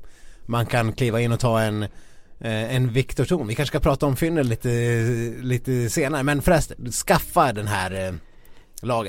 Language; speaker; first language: Swedish; native; Swedish